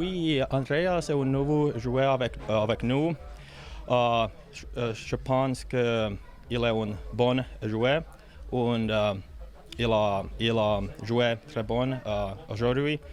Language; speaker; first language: French; non-native, learner; Swedish